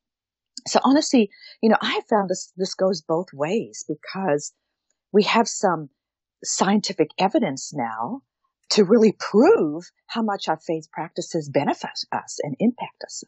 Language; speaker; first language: English; native; English